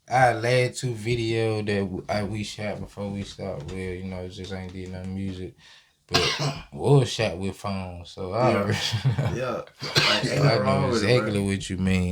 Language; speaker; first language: English; native; English